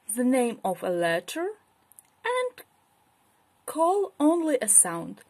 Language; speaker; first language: English; non-native, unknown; Ukrainian